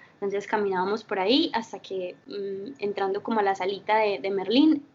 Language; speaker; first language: Spanish; early bilingual, heritage; Spanish